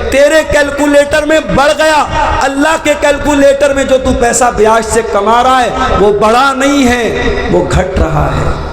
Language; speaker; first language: Urdu; native; Urdu